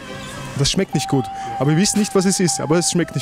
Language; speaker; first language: German; native; German